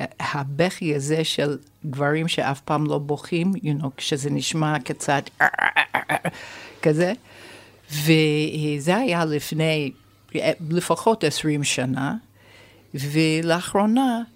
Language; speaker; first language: Hebrew; non-native, fluent; English